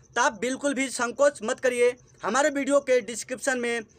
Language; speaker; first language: Hindi; native; Hindi